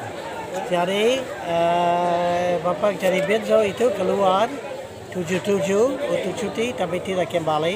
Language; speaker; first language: Indonesian; non-native, fluent; English